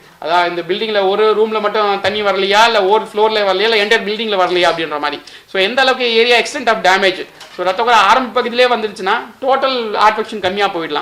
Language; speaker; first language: Tamil; native; Tamil